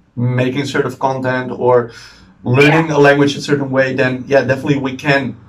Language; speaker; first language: English; non-native, fluent; Dutch